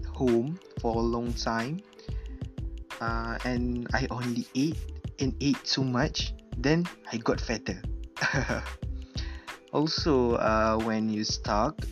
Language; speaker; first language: English; non-native, local second language; Malay